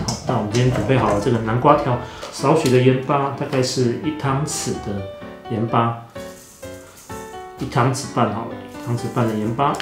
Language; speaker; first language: Chinese; native; Chinese